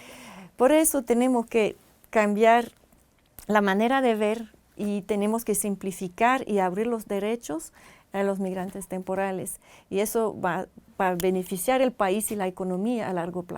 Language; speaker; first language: Spanish; non-native, fluent; French